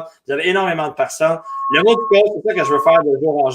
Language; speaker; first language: French; native; French